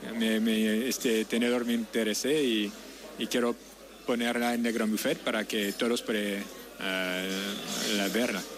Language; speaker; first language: Spanish; non-native, learner; French